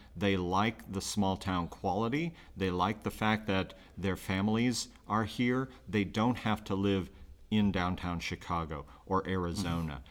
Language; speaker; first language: English; native; English